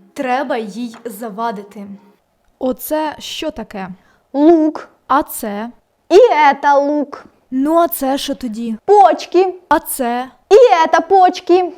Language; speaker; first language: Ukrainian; non-native, local second language; Russian